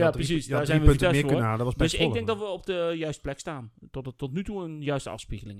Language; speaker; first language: Dutch; native; Dutch